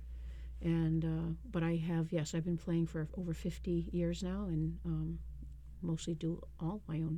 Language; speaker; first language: English; native; English